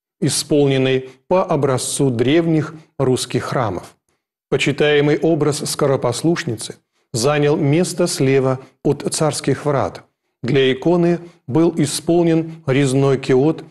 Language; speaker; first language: Russian; native; Russian